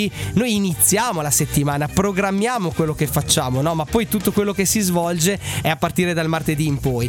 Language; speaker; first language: Italian; native; Italian